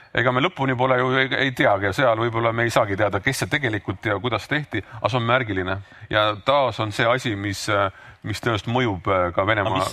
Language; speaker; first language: Estonian; native; Estonian